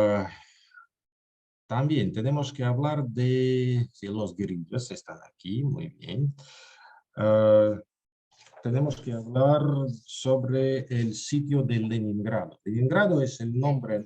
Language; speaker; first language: Spanish; non-native, fluent; Russian